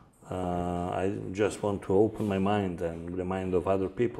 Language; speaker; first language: English; non-native, learner; Macedonian